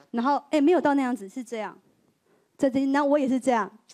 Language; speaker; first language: Chinese; native; Chinese